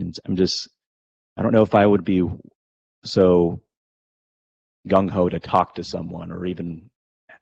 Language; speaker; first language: English; native; English